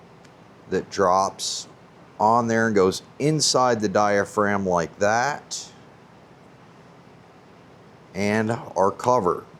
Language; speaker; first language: English; native; English